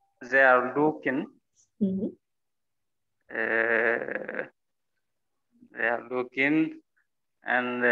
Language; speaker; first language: English; non-native, learner; French